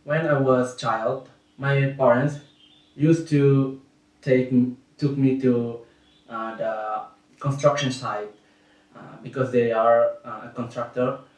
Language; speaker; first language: English; non-native, learner; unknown